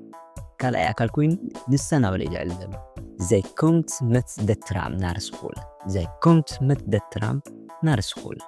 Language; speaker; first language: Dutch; non-native, fluent; Tigrinya